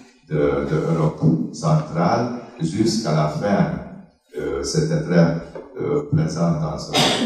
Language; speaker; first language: French; non-native, fluent; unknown